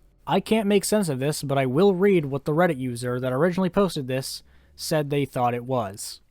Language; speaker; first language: English; native; English